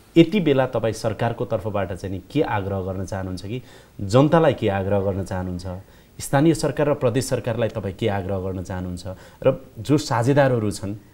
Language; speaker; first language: Nepali; native; Nepali